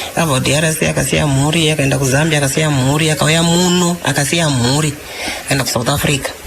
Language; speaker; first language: Shona; non-native, fluent; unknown